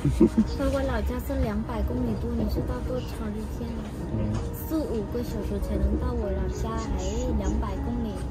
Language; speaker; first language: Chinese; non-native, fluent; Vietnamese